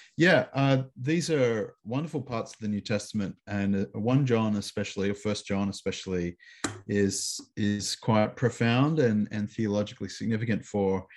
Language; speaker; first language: English; native; English